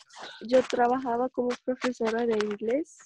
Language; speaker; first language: Spanish; non-native, learner; Russian